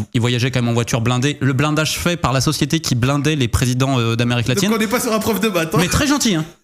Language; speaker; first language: French; native; French